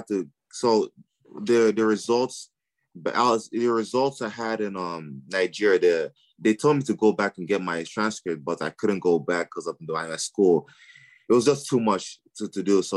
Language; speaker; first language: English; non-native, local second language; Igbo